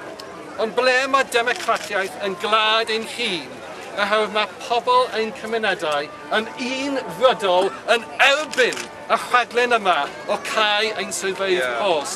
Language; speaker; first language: Welsh; non-native, local second language; English